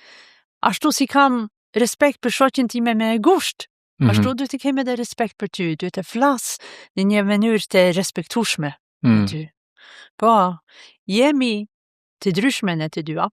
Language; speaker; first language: Albanian; non-native, fluent; Norwegian